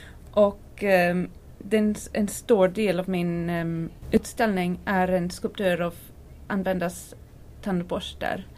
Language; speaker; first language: Swedish; non-native, learner; English